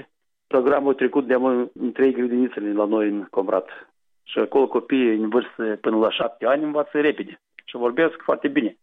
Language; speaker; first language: Romanian; non-native, local second language; Gagauz